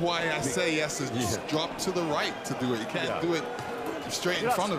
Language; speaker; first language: English; native; English